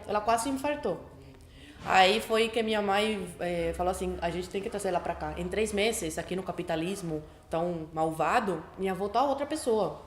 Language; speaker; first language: Portuguese; early bilingual, other home language; Spanish